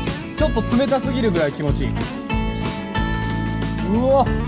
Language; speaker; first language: Japanese; native; Japanese